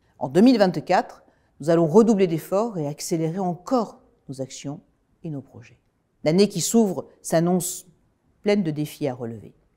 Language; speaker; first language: French; native; French